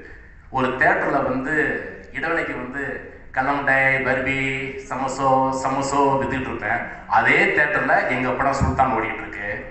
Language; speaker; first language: Tamil; native; Tamil